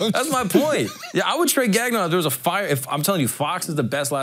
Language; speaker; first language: English; native; English